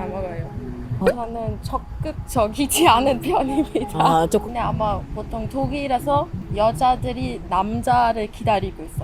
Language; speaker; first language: Korean; non-native, fluent; German